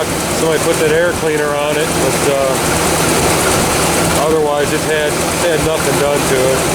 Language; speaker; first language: English; native; English